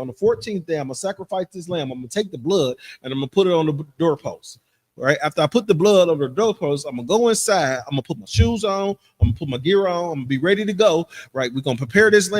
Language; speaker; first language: English; native; English